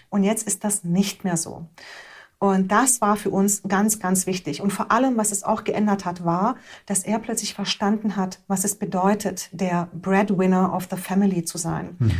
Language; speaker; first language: German; early bilingual, other home language; Hungarian